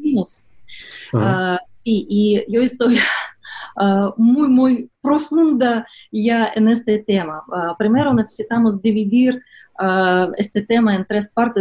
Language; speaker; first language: Spanish; non-native, fluent; Russian